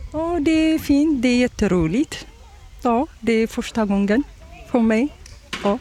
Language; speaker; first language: Swedish; non-native, learner; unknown